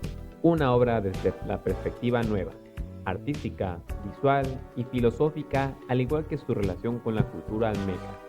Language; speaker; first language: Spanish; native; Spanish